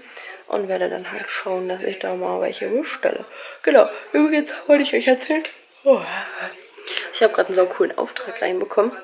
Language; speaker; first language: German; native; German